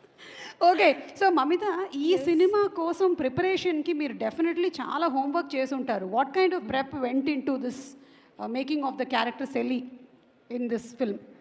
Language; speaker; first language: Telugu; native; Telugu